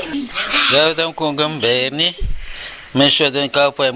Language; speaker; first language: Latvian; non-native, local second language; Russian